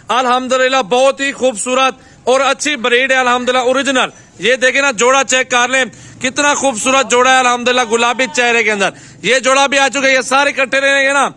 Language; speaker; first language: Urdu; non-native, local second language; Punjabi